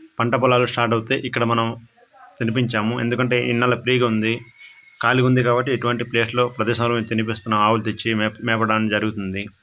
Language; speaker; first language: Telugu; non-native, local second language; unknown